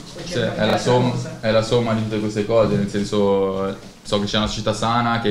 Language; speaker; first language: Italian; native; Italian